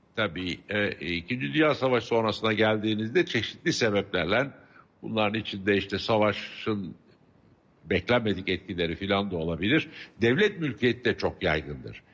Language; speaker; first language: Turkish; native; Turkish